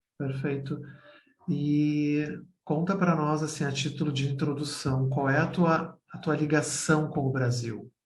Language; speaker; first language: Portuguese; native; Portuguese